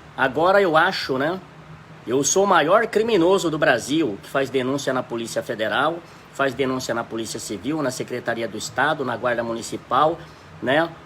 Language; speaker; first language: Portuguese; native; Portuguese